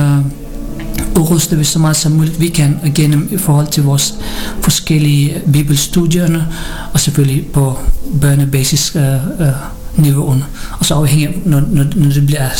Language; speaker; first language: Danish; non-native, fluent; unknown